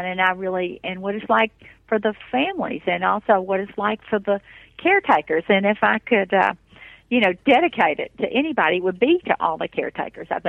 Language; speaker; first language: English; native; English